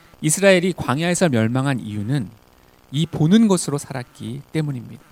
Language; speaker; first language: Korean; native; Korean